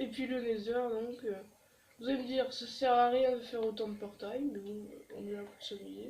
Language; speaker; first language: French; native; French